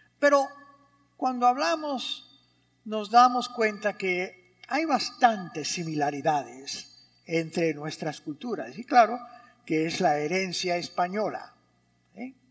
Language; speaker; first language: Spanish; early bilingual, heritage; Spanish